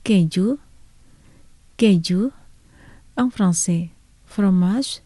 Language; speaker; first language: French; non-native, fluent; Indonesian